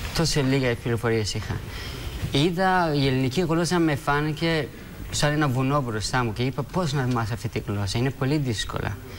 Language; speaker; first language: Greek; non-native, fluent; Persian